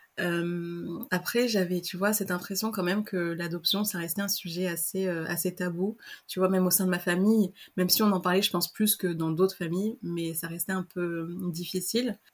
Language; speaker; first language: French; native; French